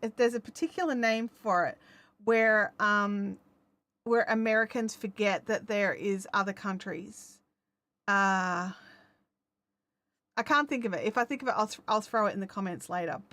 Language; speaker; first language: English; native; English